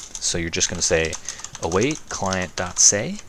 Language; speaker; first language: English; native; English